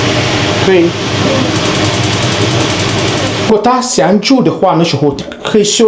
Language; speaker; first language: Chinese; non-native, learner; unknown